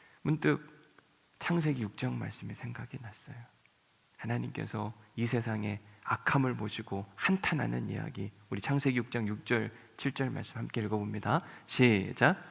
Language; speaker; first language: Korean; native; Korean